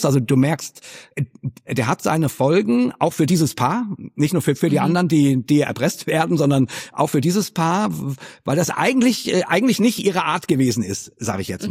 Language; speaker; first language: German; native; German